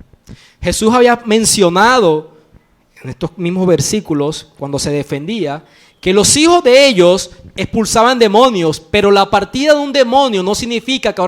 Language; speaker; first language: Spanish; native; Spanish